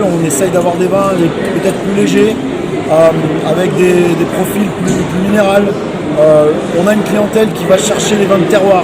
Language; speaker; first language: French; native; French